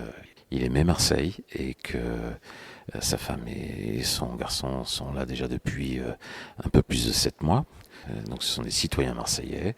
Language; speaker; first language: French; native; French